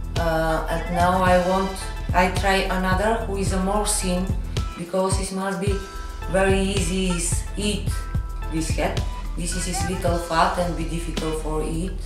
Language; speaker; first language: English; non-native, learner; Bulgarian